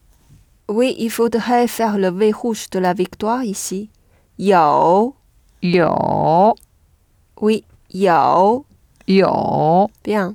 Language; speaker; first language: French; non-native, fluent; Chinese